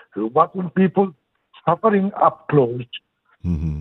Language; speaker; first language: English; non-native, fluent; Bangla